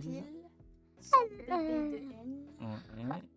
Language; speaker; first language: French; native; French